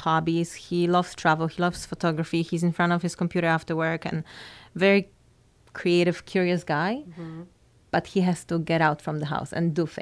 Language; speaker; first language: English; non-native, fluent; Polish